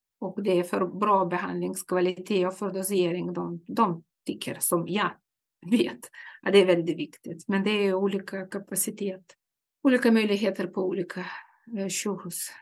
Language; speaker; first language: Swedish; non-native, fluent; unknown